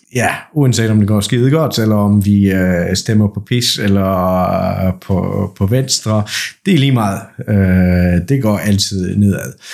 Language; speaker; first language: Danish; non-native, fluent; Polish